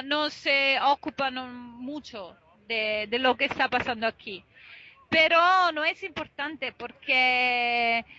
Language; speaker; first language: Spanish; non-native, fluent; Italian